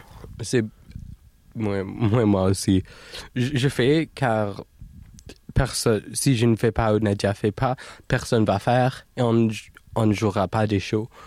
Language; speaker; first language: French; non-native, fluent; English